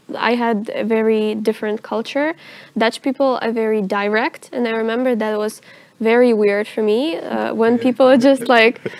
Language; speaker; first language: English; non-native, fluent; Russian